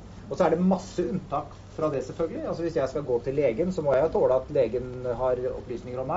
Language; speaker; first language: Norwegian; native; Norwegian